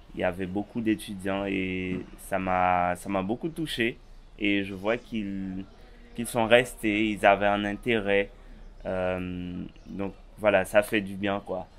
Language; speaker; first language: French; native; French